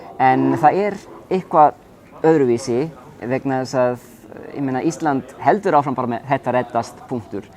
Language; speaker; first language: Icelandic; non-native, fluent; Italian